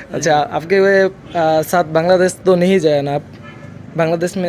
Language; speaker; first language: Hindi; non-native, learner; Bangla